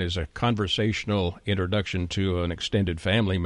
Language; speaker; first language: English; native; English